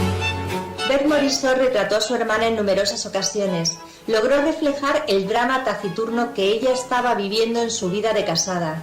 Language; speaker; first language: Spanish; native; Spanish